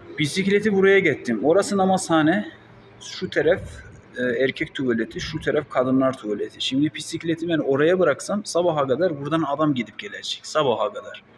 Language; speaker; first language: Turkish; native; Turkish